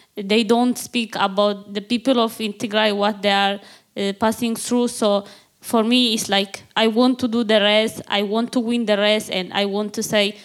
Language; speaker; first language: English; non-native, learner; Tigrinya